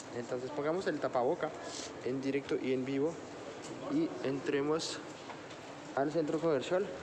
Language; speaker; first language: Spanish; non-native, fluent; French